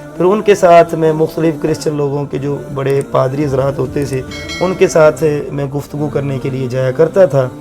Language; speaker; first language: Urdu; non-native, local second language; Punjabi